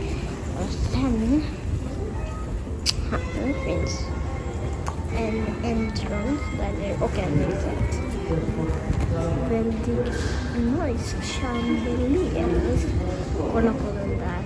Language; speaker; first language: Swedish; early bilingual, other home language; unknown